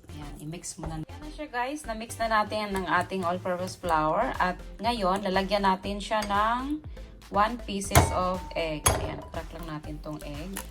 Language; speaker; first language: Filipino; non-native, local second language; Cebuano